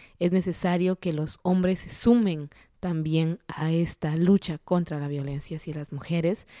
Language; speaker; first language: Spanish; non-native, local second language; Kaqchikel